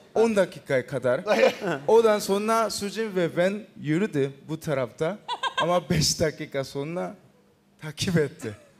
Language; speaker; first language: Turkish; non-native, learner; Korean